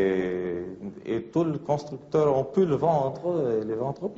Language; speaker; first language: French; non-native, fluent; Spanish